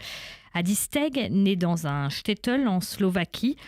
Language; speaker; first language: French; native; French